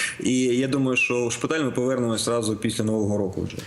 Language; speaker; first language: Ukrainian; non-native, local second language; Russian